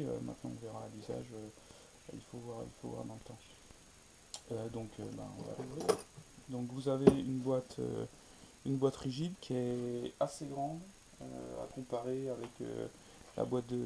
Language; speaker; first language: French; native; French